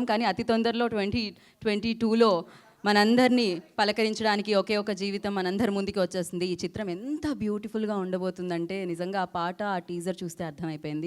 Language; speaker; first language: Telugu; native; Telugu